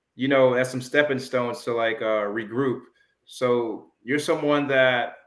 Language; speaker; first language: English; early bilingual, other home language; Jamaican Creole English